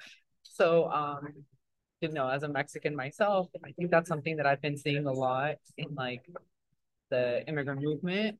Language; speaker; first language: English; early bilingual, other home language; Spanish